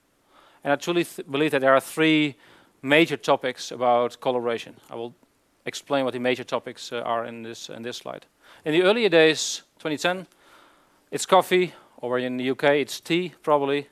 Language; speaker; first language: English; non-native, fluent; Dutch